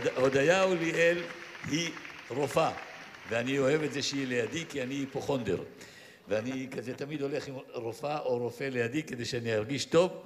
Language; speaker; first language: Hebrew; native; Hebrew